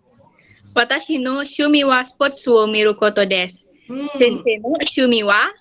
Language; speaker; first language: Japanese; non-native, learner; Indonesian